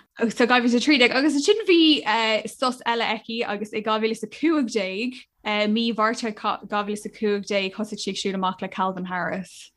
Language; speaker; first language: Irish; non-native, local second language; English